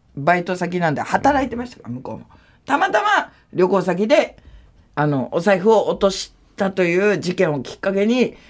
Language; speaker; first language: Japanese; native; Japanese